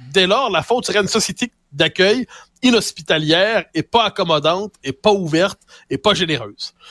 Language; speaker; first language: French; native; French